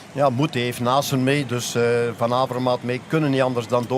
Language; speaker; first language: Dutch; native; Dutch